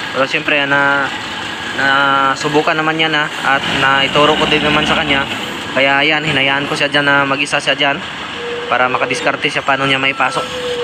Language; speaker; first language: Filipino; non-native, local second language; Cebuano